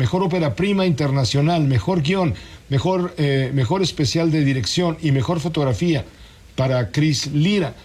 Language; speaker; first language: Spanish; native; Spanish